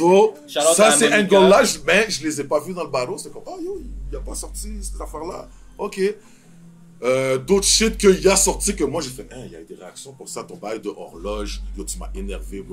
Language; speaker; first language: French; native; French